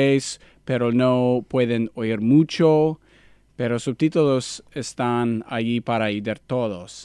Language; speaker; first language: Spanish; non-native, learner; English